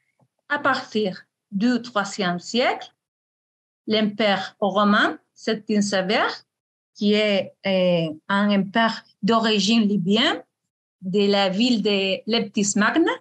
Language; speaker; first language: French; non-native, fluent; Spanish